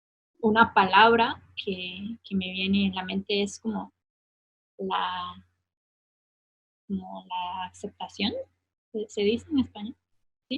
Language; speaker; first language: Spanish; non-native, fluent; English